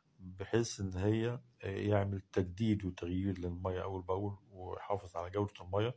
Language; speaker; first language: Arabic; native; Arabic